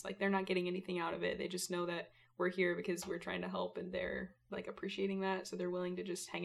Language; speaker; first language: English; native; English